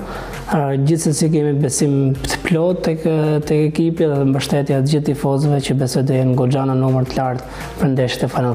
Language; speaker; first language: Albanian; native; Albanian